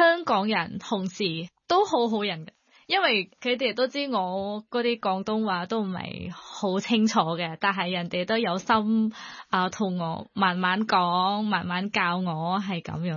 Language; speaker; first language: Cantonese; non-native, learner; Thai